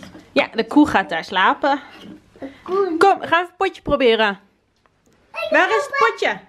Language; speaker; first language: Dutch; native; Dutch